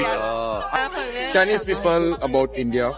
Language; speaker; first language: English; non-native, learner; Korean